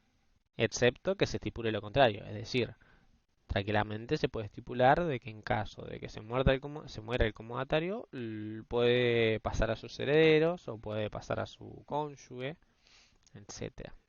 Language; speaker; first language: Spanish; native; Spanish